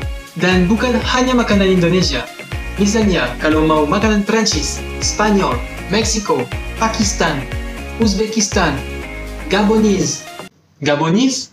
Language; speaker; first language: Indonesian; non-native, fluent; French